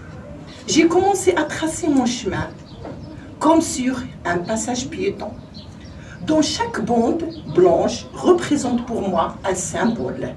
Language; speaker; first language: French; non-native, learner; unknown